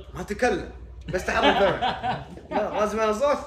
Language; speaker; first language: Arabic; native; Arabic